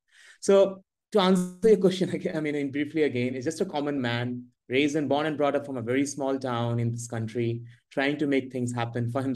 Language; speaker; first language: English; non-native, local second language; Hindi